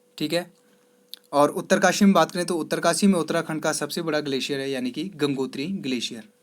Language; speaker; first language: Hindi; native; Hindi